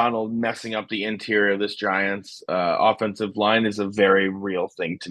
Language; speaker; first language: English; native; English